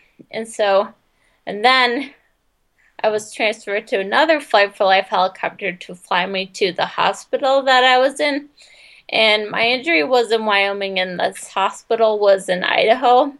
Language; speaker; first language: English; native; English